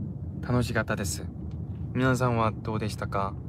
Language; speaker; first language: Japanese; non-native, learner; Korean